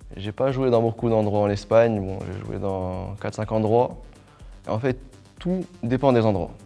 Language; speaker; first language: French; non-native, local second language; Arabic